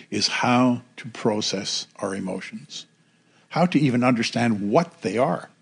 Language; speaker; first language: English; native; English